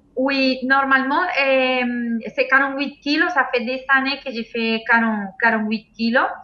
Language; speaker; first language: French; non-native, fluent; Spanish